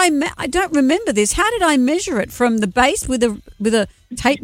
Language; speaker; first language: English; native; English